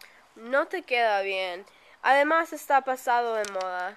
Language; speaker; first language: Spanish; non-native, learner; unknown